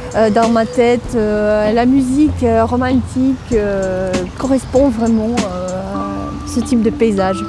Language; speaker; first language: French; non-native, fluent; Russian